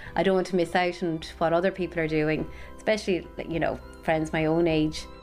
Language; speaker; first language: English; native; English